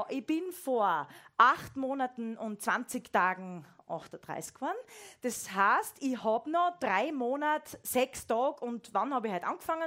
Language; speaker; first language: German; native; German